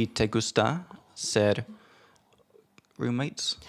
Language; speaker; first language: Spanish; non-native, learner; English